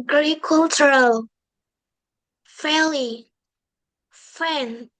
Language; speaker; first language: English; non-native, learner; Indonesian